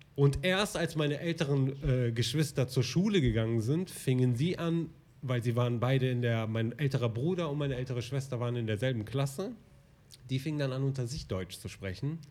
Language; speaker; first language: German; early bilingual, other home language; Arabic